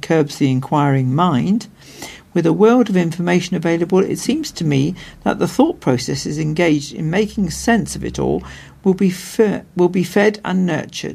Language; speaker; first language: English; native; English